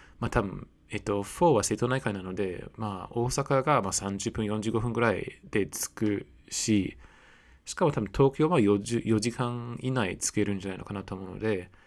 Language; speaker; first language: Japanese; non-native, fluent; English